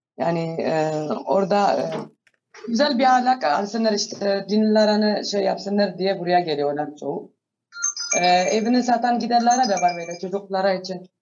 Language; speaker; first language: Turkish; non-native, learner; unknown